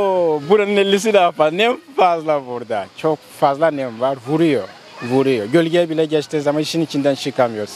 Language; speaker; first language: Turkish; non-native, fluent; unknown